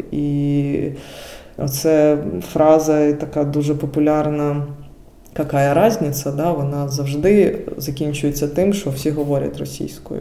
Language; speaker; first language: Ukrainian; non-native, local second language; Russian